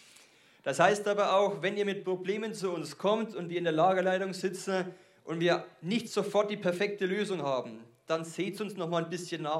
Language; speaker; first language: German; native; German